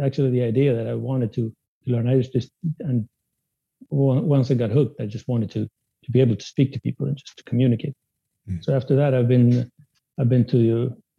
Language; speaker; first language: English; non-native, fluent; Spanish